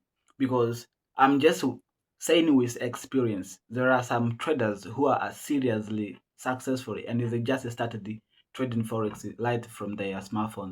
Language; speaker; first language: English; non-native, local second language; Swahili